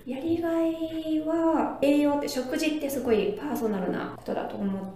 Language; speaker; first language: Japanese; native; Japanese